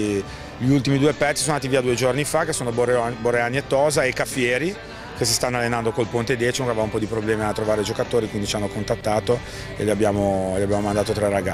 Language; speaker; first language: Italian; native; Italian